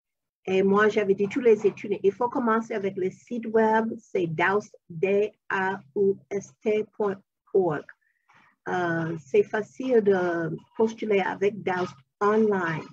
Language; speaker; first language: French; non-native, fluent; English